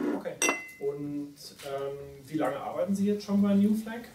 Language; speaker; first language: German; native; German